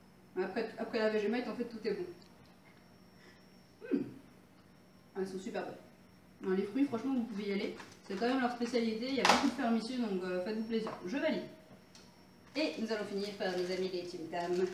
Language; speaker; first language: French; native; French